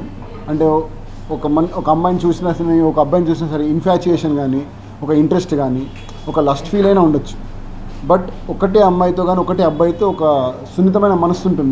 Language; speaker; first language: Telugu; native; Telugu